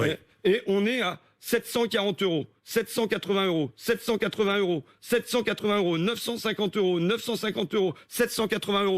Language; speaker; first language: French; native; French